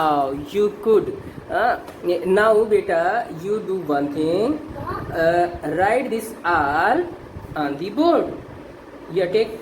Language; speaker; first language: English; non-native, local second language; Hindi